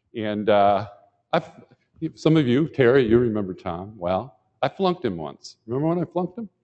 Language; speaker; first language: English; native; English